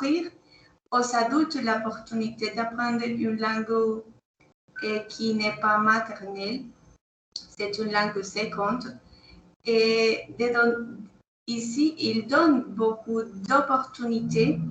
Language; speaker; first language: French; non-native, learner; Spanish